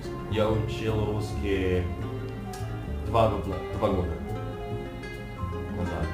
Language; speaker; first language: Russian; non-native, learner; Indonesian